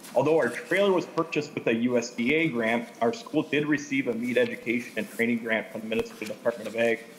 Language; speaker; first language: English; native; English